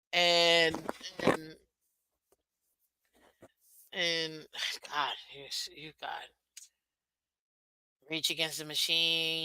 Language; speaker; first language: English; native; English